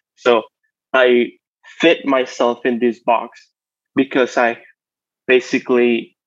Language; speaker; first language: English; non-native, fluent; Spanish